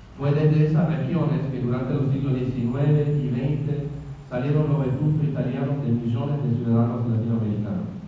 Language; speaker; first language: Spanish; non-native, fluent; Italian